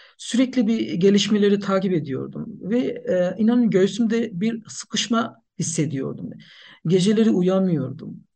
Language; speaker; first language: Turkish; non-native, fluent; Nepali